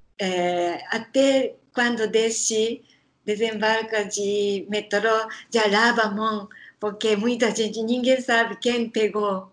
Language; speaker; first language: Portuguese; non-native, learner; Japanese